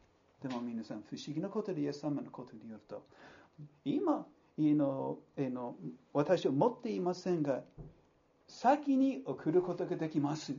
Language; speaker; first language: Japanese; non-native, fluent; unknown